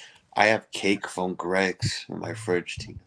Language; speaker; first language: English; native; English